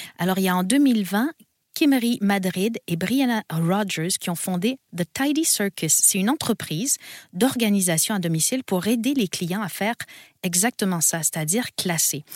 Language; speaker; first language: French; native; French